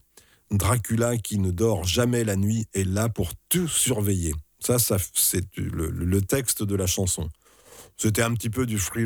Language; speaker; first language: French; native; French